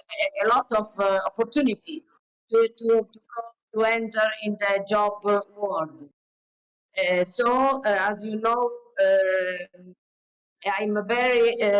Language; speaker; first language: English; non-native, learner; Italian